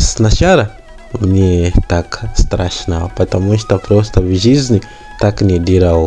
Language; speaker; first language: Russian; non-native, learner; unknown